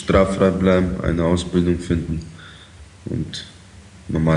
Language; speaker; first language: German; early bilingual, other home language; Ukrainian